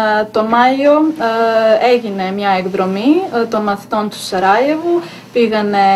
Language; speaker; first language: Greek; non-native, fluent; Bosnian